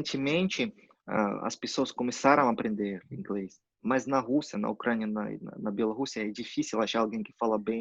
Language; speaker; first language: Portuguese; non-native, fluent; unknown